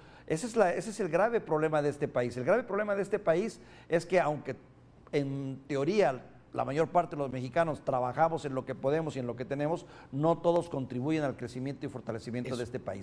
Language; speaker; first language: Spanish; native; Spanish